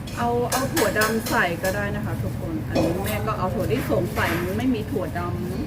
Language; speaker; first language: Thai; non-native, local second language; Shan